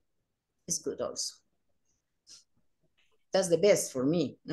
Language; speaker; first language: English; non-native, learner; Spanish